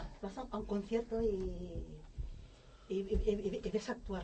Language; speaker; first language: Spanish; non-native, local second language; Catalan